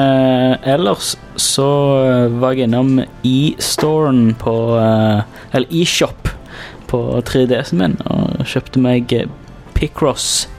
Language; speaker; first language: Norwegian; native; Norwegian